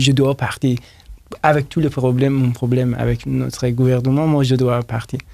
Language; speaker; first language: French; non-native, learner; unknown